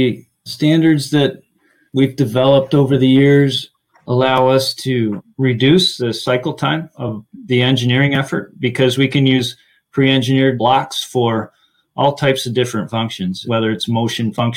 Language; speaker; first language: English; native; English